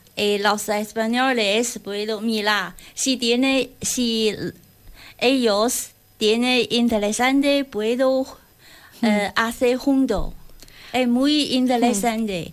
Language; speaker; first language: Spanish; non-native, learner; Chinese